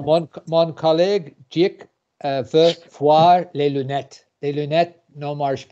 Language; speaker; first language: French; non-native, learner; English